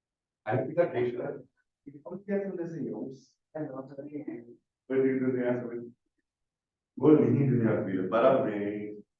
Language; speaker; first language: Portuguese; native; Portuguese